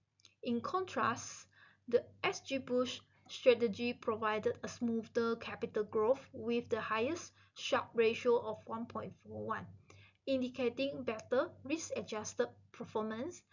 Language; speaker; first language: English; non-native, local second language; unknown